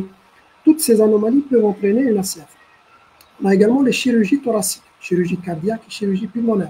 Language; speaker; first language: French; non-native, local second language; Arabic